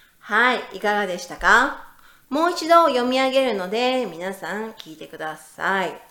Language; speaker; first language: Japanese; native; Japanese